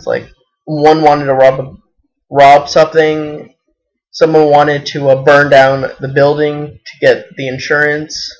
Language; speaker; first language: English; native; English